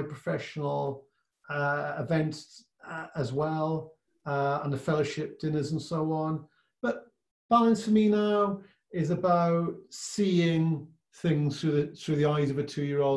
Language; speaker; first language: English; native; English